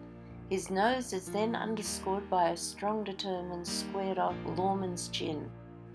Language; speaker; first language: English; native; English